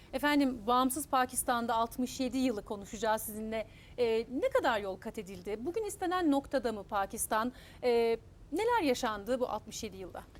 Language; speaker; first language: Turkish; native; Turkish